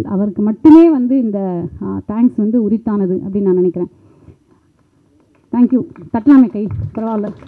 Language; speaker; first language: Tamil; native; Tamil